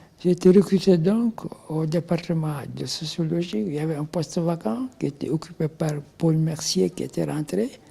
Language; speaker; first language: French; non-native, local second language; Wolof